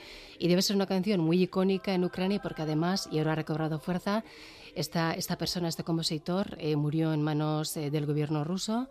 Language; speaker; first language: Spanish; native; Spanish